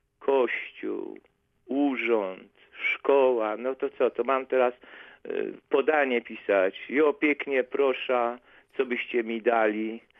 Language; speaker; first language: Polish; native; Polish